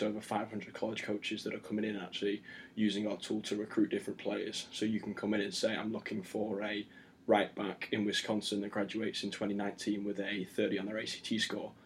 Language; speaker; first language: English; native; English